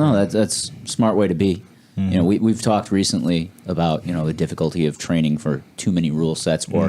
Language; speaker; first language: English; native; English